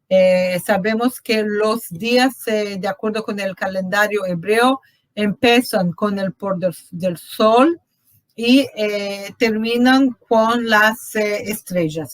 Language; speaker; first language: Spanish; non-native, fluent; Portuguese